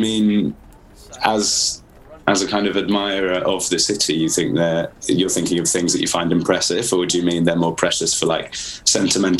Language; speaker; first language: English; native; English